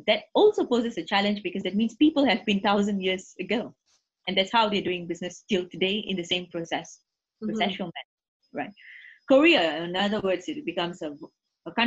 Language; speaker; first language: English; native; English